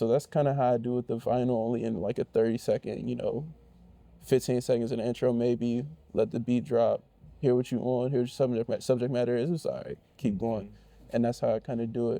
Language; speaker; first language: English; native; English